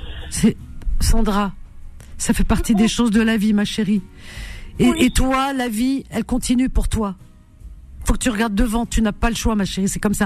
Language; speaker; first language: French; native; French